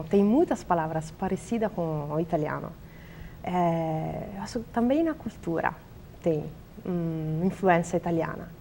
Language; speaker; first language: Portuguese; non-native, learner; Italian